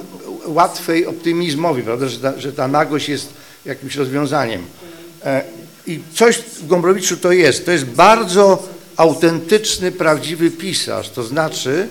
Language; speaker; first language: Polish; native; Polish